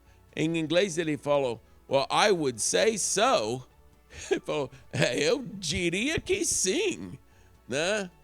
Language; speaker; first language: Portuguese; non-native, local second language; English